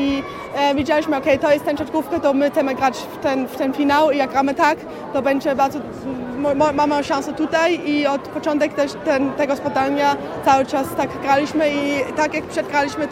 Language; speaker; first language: Polish; early bilingual, heritage; Polish